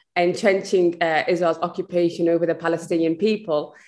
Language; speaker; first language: English; native; English